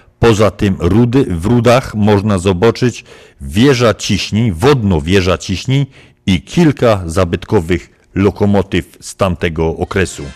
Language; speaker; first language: Polish; native; Polish